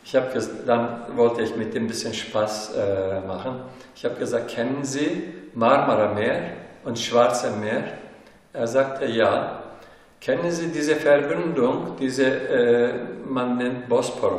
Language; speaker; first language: German; non-native, fluent; Turkish